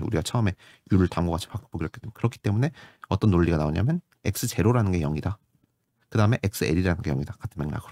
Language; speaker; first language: Korean; native; Korean